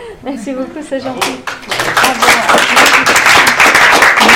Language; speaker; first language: French; non-native, learner; Persian